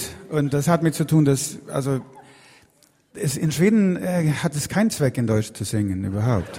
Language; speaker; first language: German; non-native, learner; Swedish